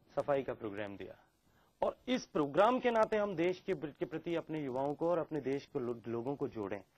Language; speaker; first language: Hindi; native; Hindi